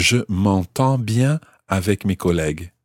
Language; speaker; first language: French; non-native, fluent; English